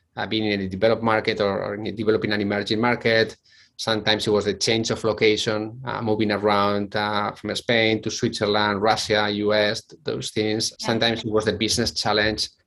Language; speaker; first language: English; non-native, fluent; Spanish